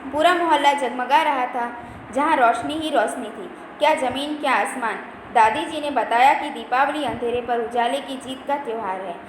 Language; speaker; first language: Hindi; non-native, local second language; Gujarati